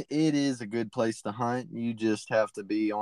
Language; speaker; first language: English; native; English